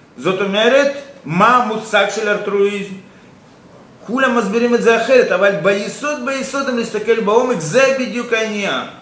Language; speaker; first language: Hebrew; non-native, fluent; Russian